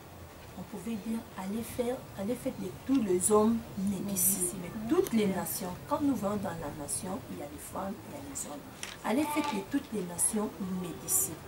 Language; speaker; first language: French; non-native, local second language; Lingala